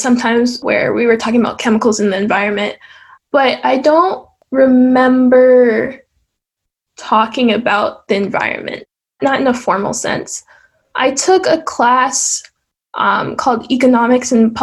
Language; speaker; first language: English; native; English